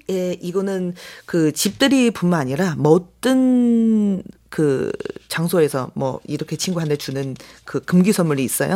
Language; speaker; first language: Korean; non-native, fluent; Chinese